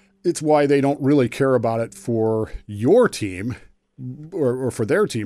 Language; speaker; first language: English; native; English